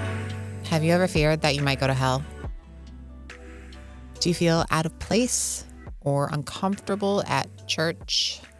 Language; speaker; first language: English; native; English